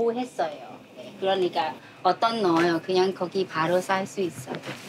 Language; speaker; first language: Korean; non-native, learner; Thai